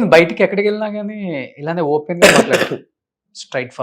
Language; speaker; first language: Telugu; native; Telugu